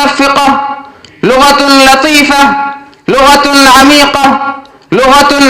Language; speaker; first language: Arabic; non-native, learner; Urdu